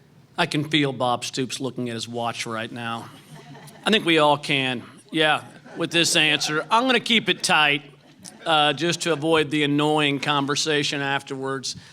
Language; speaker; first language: English; native; English